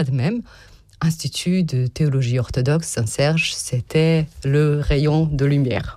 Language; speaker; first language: French; non-native, fluent; Serbian